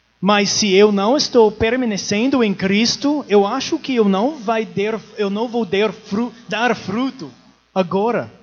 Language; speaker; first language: Portuguese; non-native, learner; English